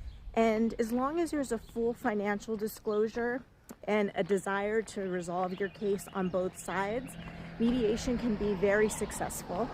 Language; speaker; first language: English; native; English